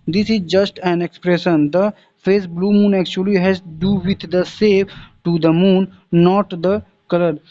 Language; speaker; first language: English; non-native, local second language; Hindi